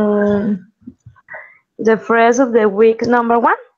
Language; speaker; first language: English; non-native, learner; Spanish